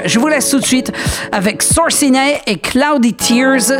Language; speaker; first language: French; native; French